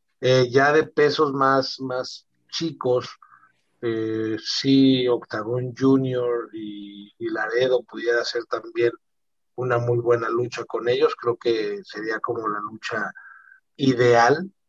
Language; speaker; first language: Spanish; native; Spanish